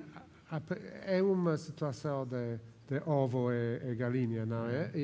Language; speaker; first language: Portuguese; non-native, fluent; Spanish